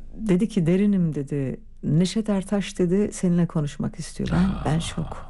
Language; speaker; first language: Turkish; native; Turkish